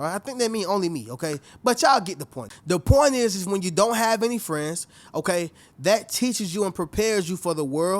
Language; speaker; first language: English; native; English